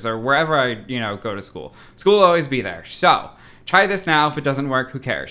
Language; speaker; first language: English; native; English